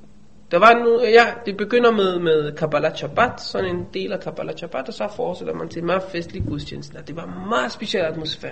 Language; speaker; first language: Danish; non-native, fluent; Hebrew